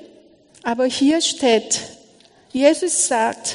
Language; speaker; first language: German; non-native, learner; Korean